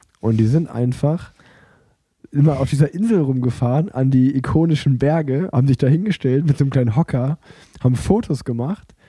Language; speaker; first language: German; native; German